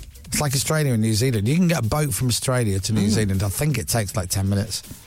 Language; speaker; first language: English; native; English